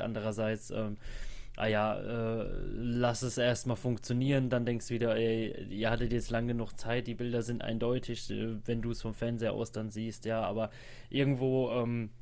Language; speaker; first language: German; native; German